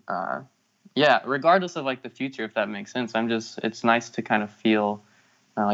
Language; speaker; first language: English; native; English